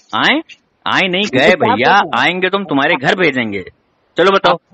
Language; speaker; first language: Hindi; native; Hindi